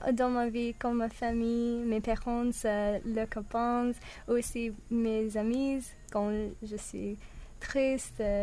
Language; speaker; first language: French; non-native, learner; English